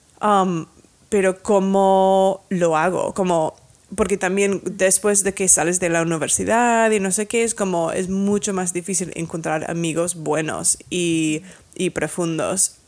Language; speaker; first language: Spanish; non-native, fluent; English